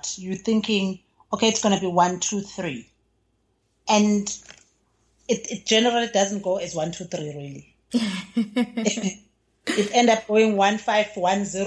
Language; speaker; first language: English; non-native, local second language; Zulu